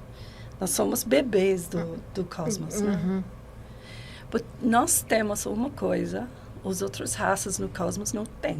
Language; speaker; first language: Portuguese; non-native, learner; English